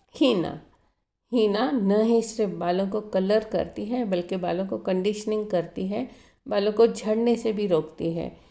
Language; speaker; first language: Hindi; native; Hindi